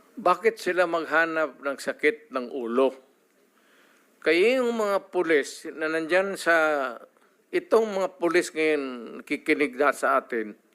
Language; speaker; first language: Filipino; non-native, local second language; Cebuano